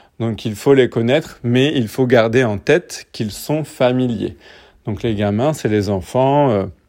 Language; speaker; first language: French; native; French